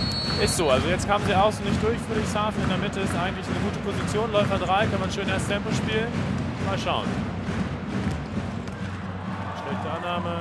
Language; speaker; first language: German; native; German